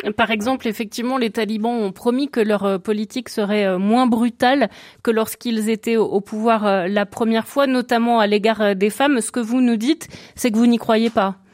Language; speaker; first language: French; native; French